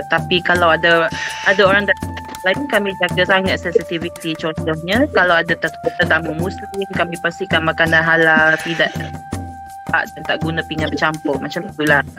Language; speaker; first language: Malay; non-native, local second language; Iban